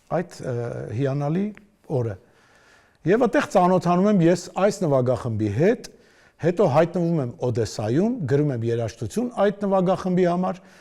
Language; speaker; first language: Armenian; native; Armenian